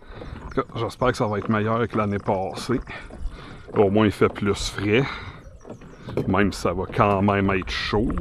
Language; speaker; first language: French; native; French